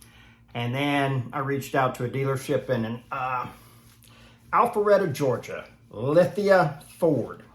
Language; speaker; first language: English; native; English